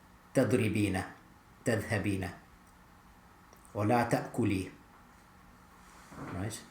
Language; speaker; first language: Arabic; non-native, fluent; English